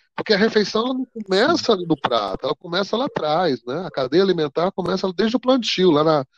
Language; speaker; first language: Portuguese; native; Portuguese